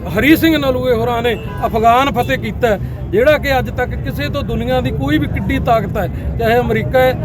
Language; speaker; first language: Punjabi; native; Punjabi